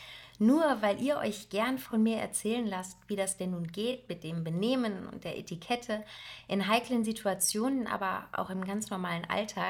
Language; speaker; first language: German; native; German